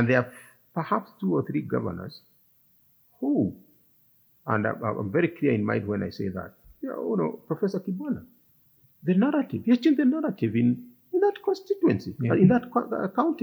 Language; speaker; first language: English; non-native, local second language; Kikuyu